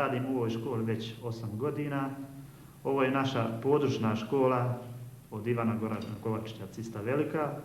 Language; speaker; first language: Bosnian; native; Bosnian